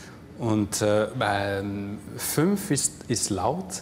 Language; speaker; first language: German; non-native, fluent; English